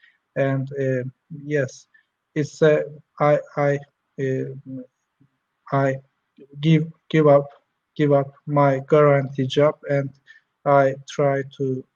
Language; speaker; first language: English; non-native, learner; Turkish